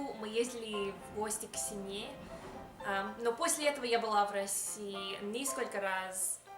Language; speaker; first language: Russian; non-native, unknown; English